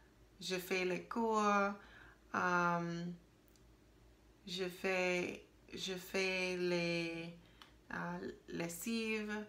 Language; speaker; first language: French; non-native, learner; English